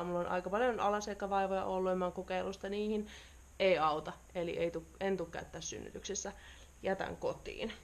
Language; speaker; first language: Finnish; native; Finnish